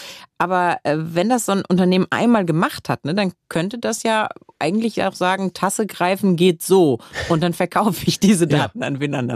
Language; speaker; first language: German; native; German